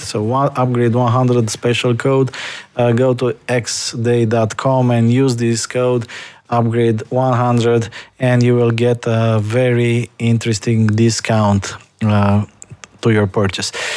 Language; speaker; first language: English; non-native, fluent; Romanian